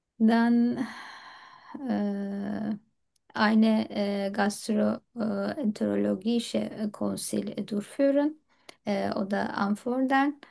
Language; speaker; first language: German; non-native, learner; Turkish